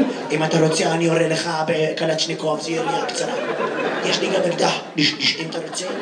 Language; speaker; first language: Hebrew; native; Hebrew